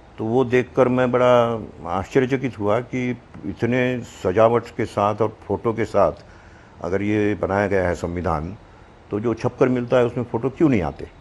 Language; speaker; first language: Hindi; non-native, local second language; Marwari